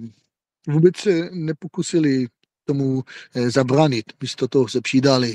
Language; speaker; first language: Czech; non-native, fluent; Hebrew